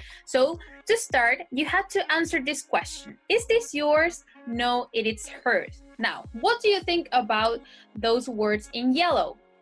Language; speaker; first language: English; non-native, fluent; Spanish